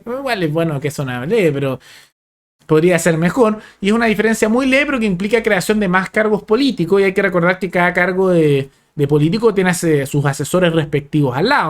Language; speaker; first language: Spanish; native; Spanish